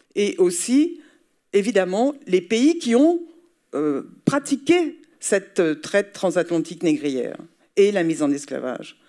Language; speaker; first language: French; native; French